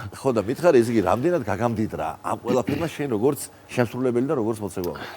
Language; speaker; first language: Georgian; native; Georgian